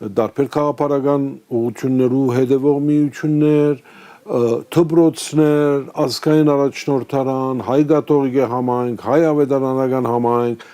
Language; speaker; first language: Armenian; early bilingual, heritage; Armenian